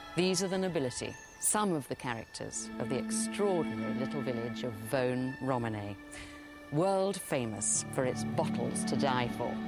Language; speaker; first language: English; native; English